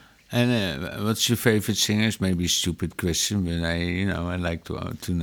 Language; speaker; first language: English; non-native, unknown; Dutch